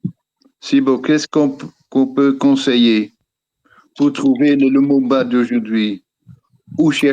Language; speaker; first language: French; non-native, fluent; Dutch